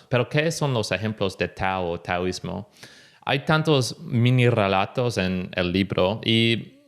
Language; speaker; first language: Spanish; non-native, fluent; English